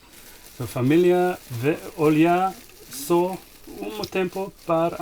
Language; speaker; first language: Portuguese; non-native, learner; English